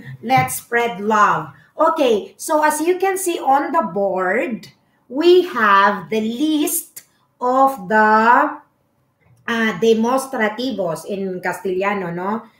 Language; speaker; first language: English; non-native, local second language; Filipino